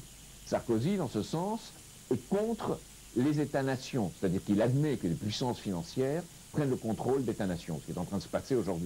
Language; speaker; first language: French; native; French